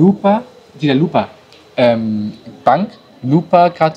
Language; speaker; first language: Indonesian; non-native, learner; German